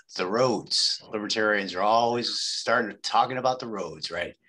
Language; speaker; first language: English; native; English